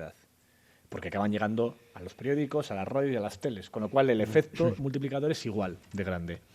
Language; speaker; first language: Spanish; native; Spanish